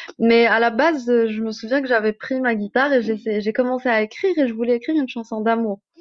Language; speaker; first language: French; non-native, local second language; Arabic